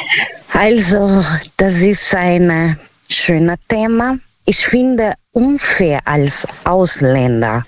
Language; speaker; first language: German; non-native, learner; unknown